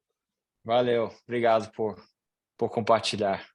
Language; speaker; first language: Portuguese; non-native, learner; English